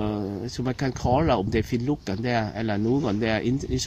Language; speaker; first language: Swedish; non-native, learner; Vietnamese